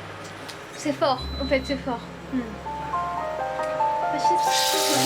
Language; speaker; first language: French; non-native, fluent; Korean